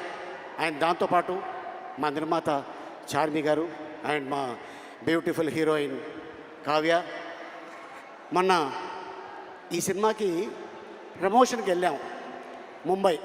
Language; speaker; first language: Telugu; native; Telugu